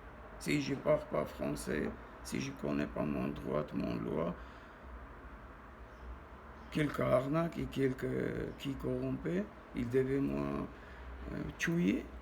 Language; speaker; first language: French; non-native, learner; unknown